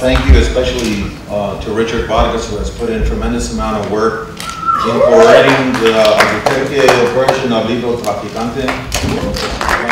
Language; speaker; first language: English; early bilingual, other home language; Spanish